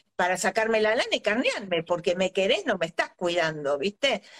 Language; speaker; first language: Spanish; native; Spanish